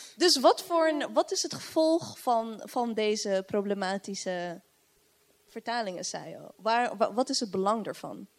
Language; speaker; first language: Dutch; native; Dutch